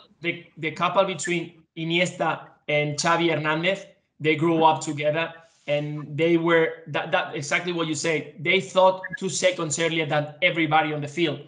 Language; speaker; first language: English; non-native, fluent; Spanish